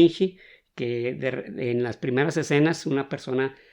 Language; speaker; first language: Spanish; native; Spanish